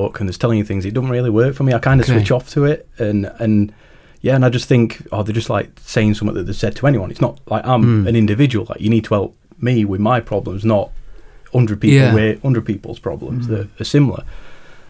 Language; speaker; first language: English; native; English